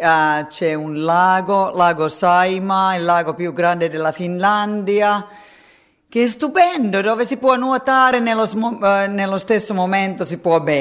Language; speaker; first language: Italian; non-native, fluent; Finnish